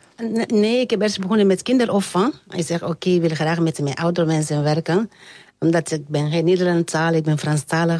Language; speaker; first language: Dutch; non-native, learner; French